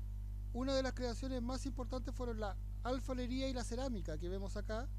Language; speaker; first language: Spanish; native; Spanish